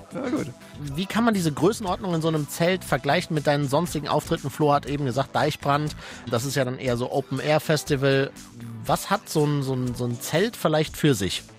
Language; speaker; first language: German; native; German